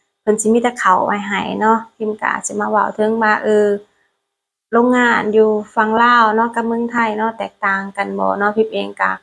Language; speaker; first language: Thai; non-native, learner; Lao